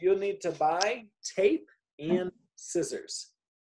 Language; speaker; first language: English; native; English